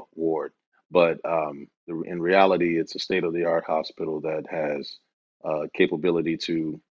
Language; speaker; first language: English; native; English